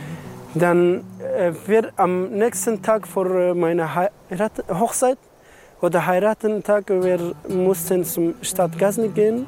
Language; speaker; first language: German; non-native, learner; Persian